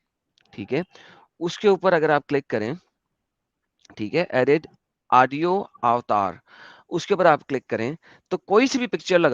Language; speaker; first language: Hindi; native; Hindi